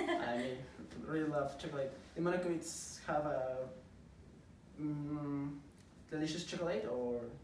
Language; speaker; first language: English; non-native, learner; Spanish